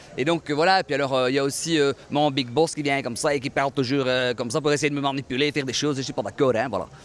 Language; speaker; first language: French; native; French